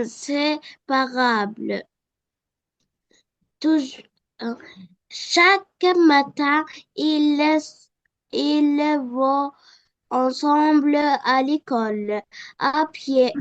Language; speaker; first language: French; non-native, learner; Arabic